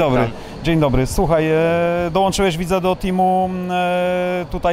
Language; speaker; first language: Polish; native; Polish